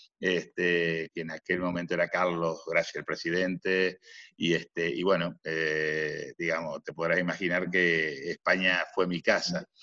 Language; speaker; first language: Spanish; native; Spanish